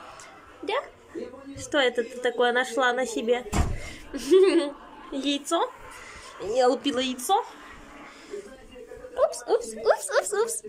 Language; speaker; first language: Russian; native; Russian